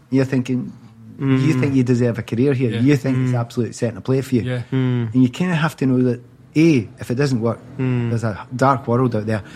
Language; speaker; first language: English; native; English